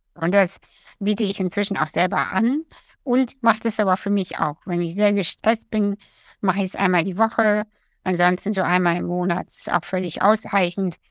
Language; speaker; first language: German; early bilingual, other home language; Russian